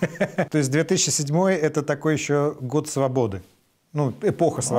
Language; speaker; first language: Russian; native; Russian